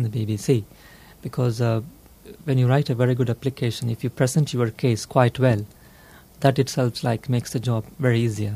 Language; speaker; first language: English; non-native, local second language; Tamil